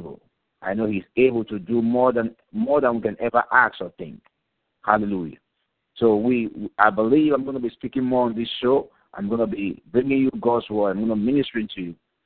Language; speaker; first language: English; non-native, local second language; Yoruba